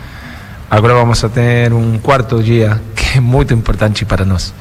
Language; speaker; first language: Portuguese; non-native, fluent; Spanish